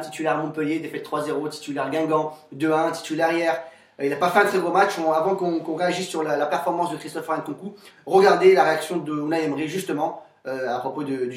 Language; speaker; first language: French; native; French